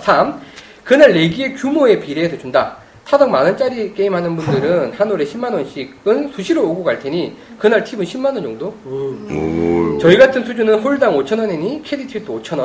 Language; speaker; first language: Korean; native; Korean